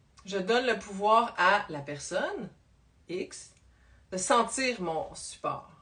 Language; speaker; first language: French; native; French